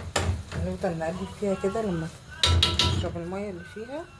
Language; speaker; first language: Arabic; native; Arabic